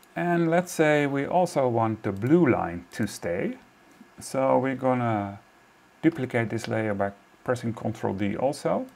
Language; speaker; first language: English; non-native, fluent; Dutch